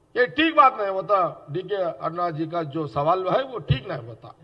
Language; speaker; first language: Hindi; non-native, local second language; Telugu